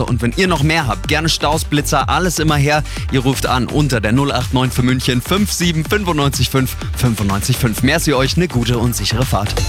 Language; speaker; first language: German; native; German